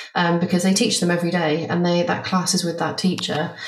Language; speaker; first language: English; native; English